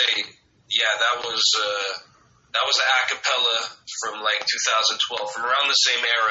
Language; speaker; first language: English; non-native, fluent; French